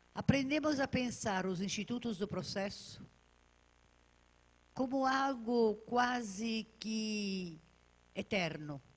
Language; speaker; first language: Portuguese; native; Portuguese